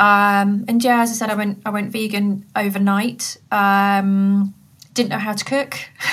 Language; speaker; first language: English; native; English